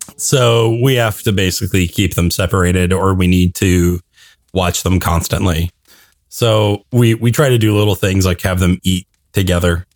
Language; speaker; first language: English; native; English